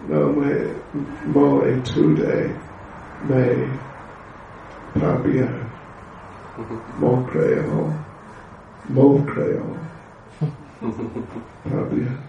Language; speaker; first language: French; non-native, learner; English